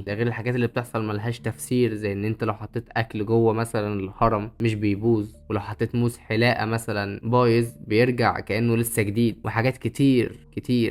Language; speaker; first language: Arabic; native; Arabic